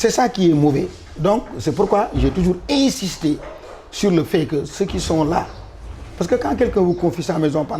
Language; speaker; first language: French; non-native, local second language; Wolof